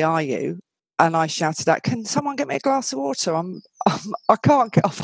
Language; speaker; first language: English; native; English